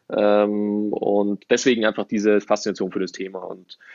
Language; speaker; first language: German; native; German